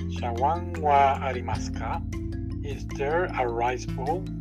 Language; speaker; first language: Japanese; non-native, learner; English